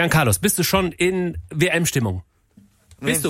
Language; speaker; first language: German; native; German